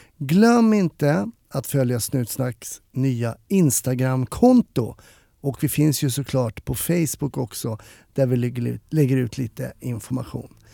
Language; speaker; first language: Swedish; native; Swedish